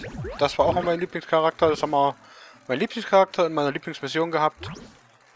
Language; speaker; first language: German; native; German